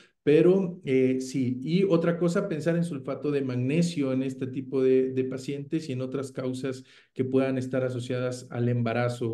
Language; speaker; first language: Spanish; native; Spanish